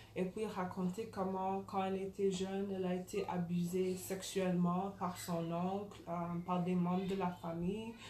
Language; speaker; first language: French; early bilingual, other home language; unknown